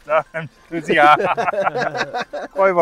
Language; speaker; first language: Mongolian; non-native, fluent; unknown